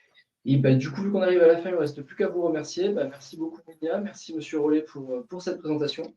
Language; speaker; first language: French; native; French